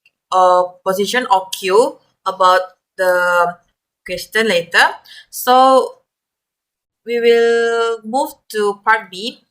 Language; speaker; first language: English; non-native, learner; Malay